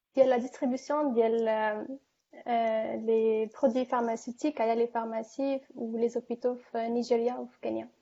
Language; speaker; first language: French; non-native, local second language; Arabic